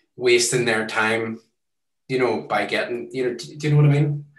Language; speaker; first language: English; native; English